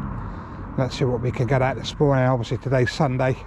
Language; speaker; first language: English; native; English